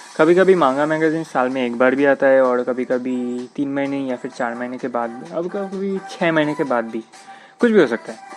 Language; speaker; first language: Hindi; non-native, local second language; Bangla